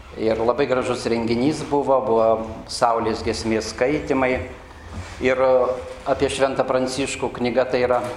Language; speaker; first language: Lithuanian; native; Lithuanian